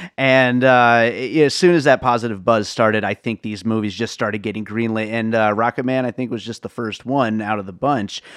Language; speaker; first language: English; native; English